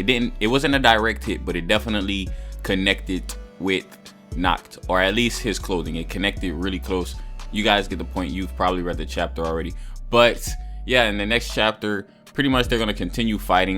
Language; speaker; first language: English; native; English